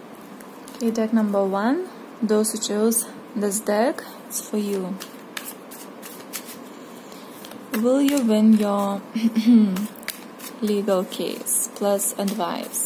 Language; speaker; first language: English; non-native, fluent; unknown